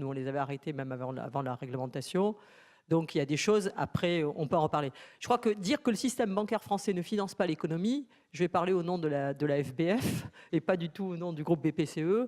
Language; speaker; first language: French; native; French